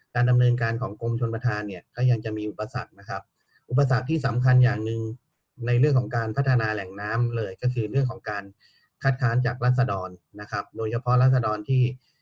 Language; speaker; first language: Thai; native; Thai